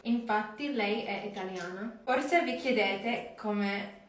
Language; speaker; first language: Italian; non-native, learner; English